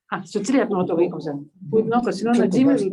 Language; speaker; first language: Japanese; native; Japanese